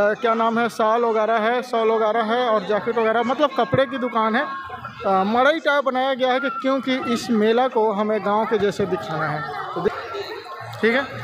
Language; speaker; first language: Hindi; native; Hindi